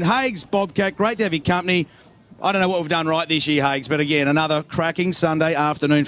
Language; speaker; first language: English; native; English